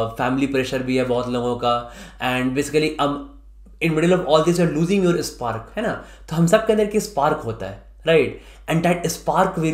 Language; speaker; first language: Hindi; native; Hindi